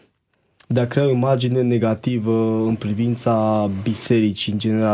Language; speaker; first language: Romanian; native; Romanian